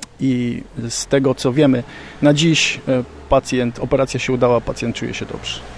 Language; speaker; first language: Polish; native; Polish